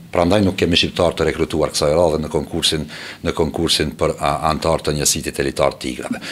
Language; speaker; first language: Albanian; early bilingual, heritage; Albanian